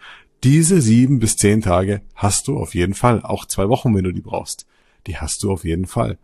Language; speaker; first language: German; native; German